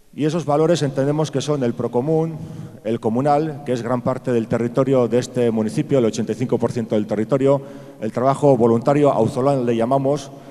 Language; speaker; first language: Spanish; non-native, local second language; Basque